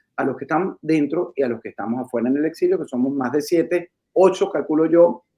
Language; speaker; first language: Spanish; native; Spanish